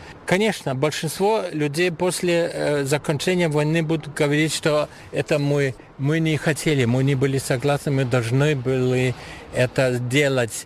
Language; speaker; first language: Russian; non-native, fluent; German